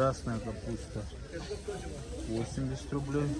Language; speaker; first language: Russian; non-native, local second language; Ingush